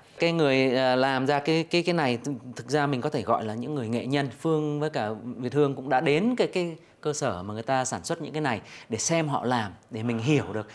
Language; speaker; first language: Vietnamese; native; Vietnamese